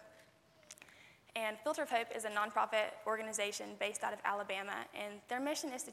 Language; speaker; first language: English; native; English